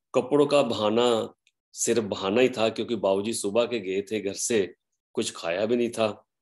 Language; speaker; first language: Hindi; non-native, local second language; Punjabi